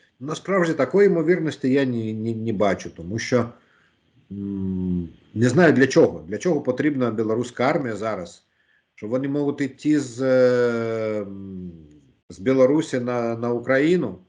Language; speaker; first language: Ukrainian; non-native, local second language; Russian